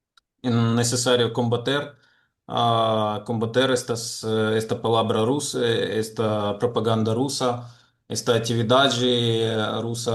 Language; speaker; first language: Portuguese; non-native, fluent; Ukrainian